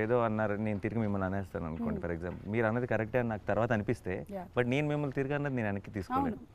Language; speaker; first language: Telugu; native; Telugu